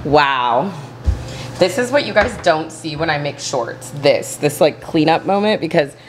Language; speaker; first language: English; native; English